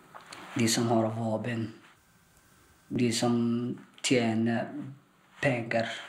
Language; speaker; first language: Norwegian; non-native, learner; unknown